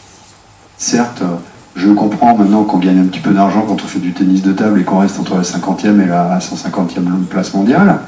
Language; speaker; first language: French; native; French